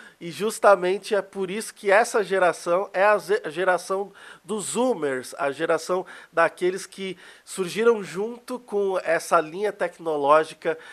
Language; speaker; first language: Portuguese; native; Portuguese